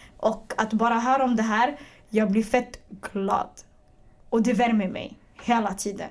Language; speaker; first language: Swedish; early bilingual, other home language; Arabic